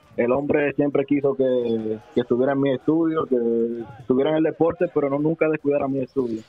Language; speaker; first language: Spanish; native; Spanish